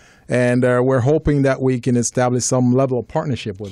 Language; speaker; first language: English; native; English